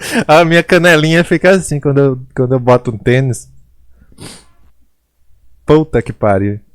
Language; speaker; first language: Portuguese; native; Portuguese